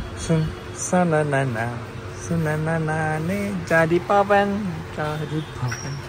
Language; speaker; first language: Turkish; non-native, fluent; Malayalam